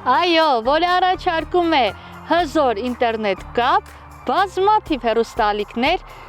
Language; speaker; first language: Armenian; native; Armenian